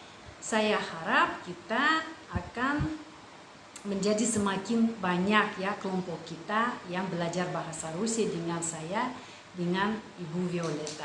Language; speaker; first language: Indonesian; non-native, fluent; Russian